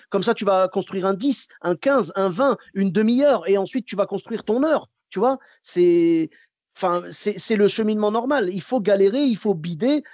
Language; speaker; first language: French; early bilingual, other home language; Arabic